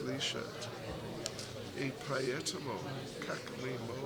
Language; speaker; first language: Russian; non-native, learner; English